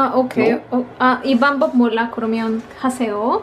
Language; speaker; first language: Korean; non-native, learner; Spanish